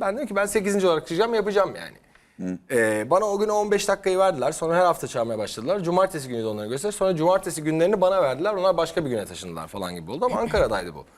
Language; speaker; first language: Turkish; native; Turkish